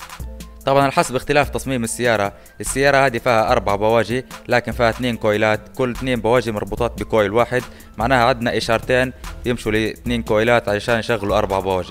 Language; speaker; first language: Arabic; native; Arabic